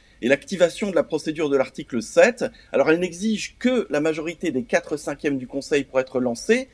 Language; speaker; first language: French; native; French